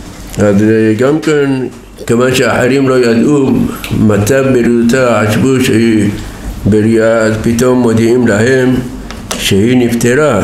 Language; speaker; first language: Hebrew; non-native, fluent; Persian